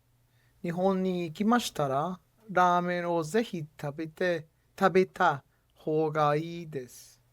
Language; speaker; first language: Japanese; non-native, learner; English